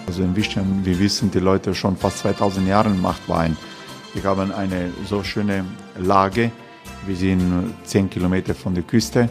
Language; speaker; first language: German; non-native, learner; Croatian